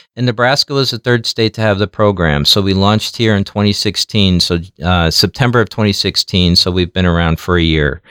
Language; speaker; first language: English; native; English